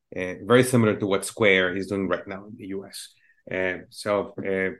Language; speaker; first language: English; non-native, fluent; Spanish